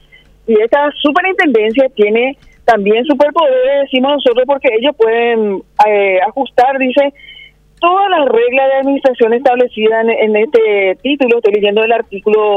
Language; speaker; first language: Spanish; native; Spanish